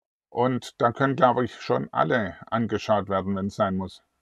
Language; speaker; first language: German; native; German